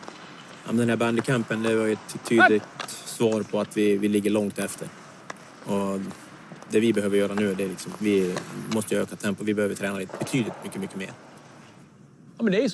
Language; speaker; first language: Swedish; native; Swedish